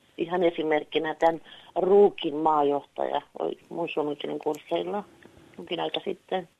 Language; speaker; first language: Finnish; native; Finnish